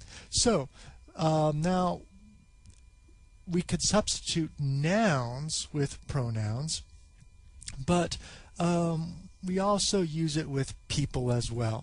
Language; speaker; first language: English; native; English